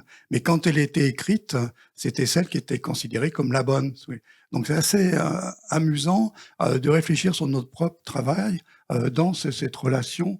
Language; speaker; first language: French; native; French